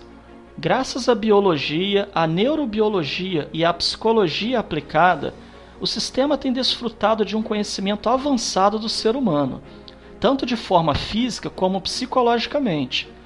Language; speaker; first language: Portuguese; native; Portuguese